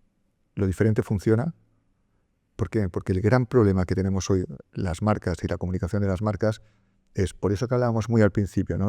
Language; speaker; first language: Spanish; native; Spanish